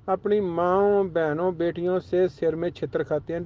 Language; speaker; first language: Urdu; non-native, local second language; Punjabi